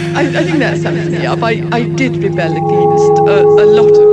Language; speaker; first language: English; native; English